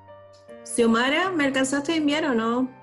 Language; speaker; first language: Spanish; native; Spanish